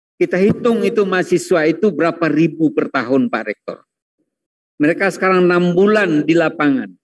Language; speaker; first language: Indonesian; non-native, local second language; Minangkabau